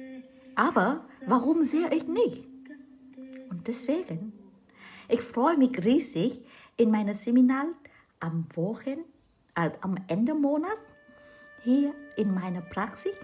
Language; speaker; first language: German; non-native, fluent; Vietnamese